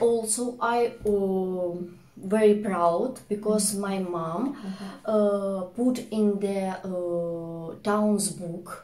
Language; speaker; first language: English; non-native, fluent; Russian